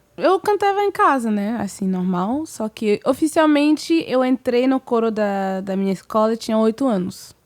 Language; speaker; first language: Portuguese; non-native, fluent; French